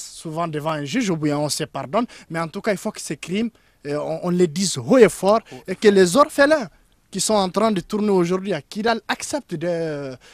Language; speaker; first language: French; non-native, local second language; Tamasheq